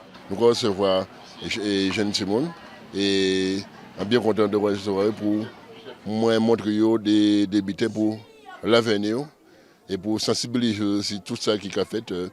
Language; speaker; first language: French; non-native, local second language; Guadeloupean Creole French